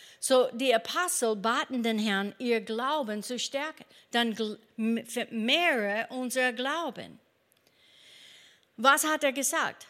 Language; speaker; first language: German; non-native, fluent; English